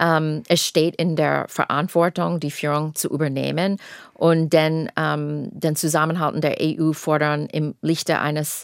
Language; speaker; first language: German; non-native, fluent; English